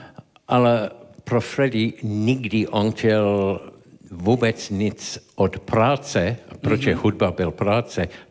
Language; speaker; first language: Czech; non-native, learner; English